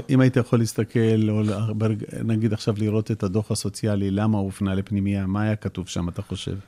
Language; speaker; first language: Hebrew; native; Hebrew